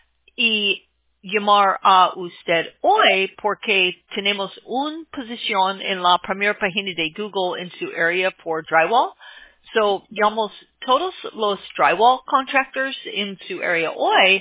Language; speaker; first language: Spanish; non-native, learner; English